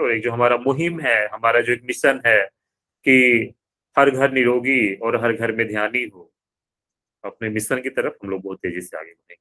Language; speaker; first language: Hindi; native; Hindi